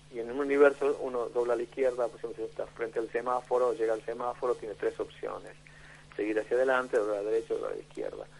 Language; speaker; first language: Spanish; native; Spanish